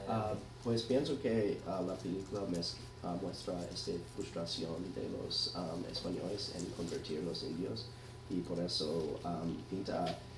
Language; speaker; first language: Spanish; non-native, fluent; English